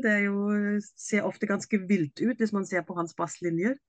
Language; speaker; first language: Norwegian; non-native, fluent; German